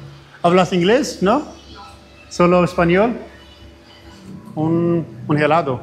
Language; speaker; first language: Spanish; non-native, learner; Urdu